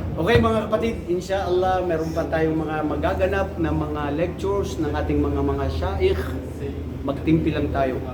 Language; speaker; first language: Filipino; non-native, local second language; Maranao